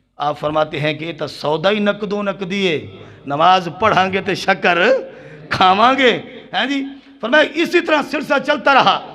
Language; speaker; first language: Urdu; non-native, local second language; Punjabi